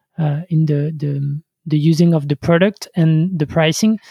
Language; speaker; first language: English; non-native, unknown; French